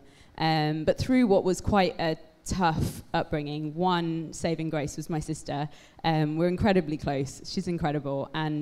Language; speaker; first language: English; native; English